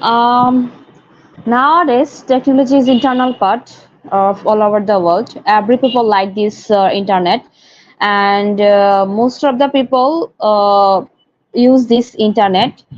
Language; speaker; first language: English; non-native, learner; Bangla